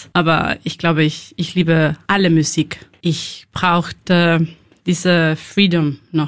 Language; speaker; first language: German; non-native, learner; Spanish